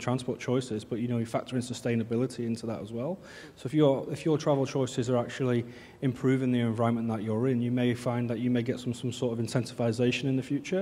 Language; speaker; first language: English; native; English